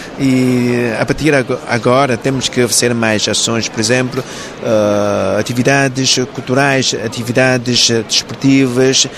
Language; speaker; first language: Portuguese; non-native, local second language; Cantonese